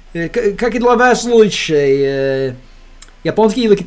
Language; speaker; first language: Russian; non-native, learner; English